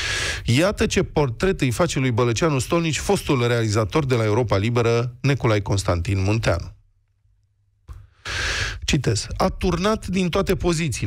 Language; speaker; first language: Romanian; native; Romanian